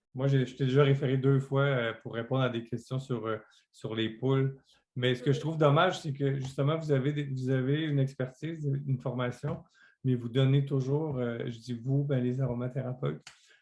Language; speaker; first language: French; native; French